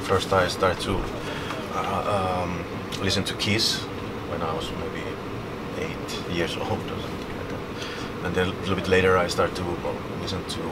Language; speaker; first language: English; non-native, fluent; Finnish